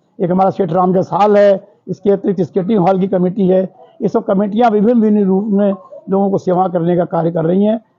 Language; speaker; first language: Hindi; native; Hindi